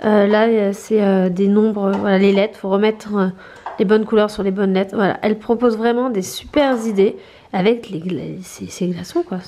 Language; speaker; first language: French; native; French